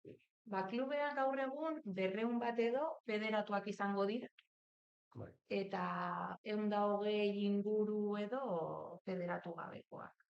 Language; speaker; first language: Basque; native; Basque